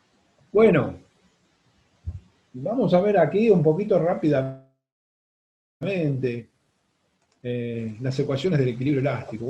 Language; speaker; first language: Spanish; native; Spanish